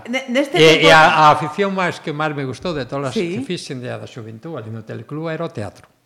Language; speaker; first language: Galician; native; Galician